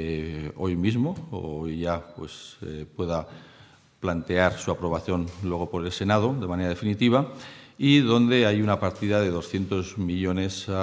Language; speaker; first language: Spanish; native; Spanish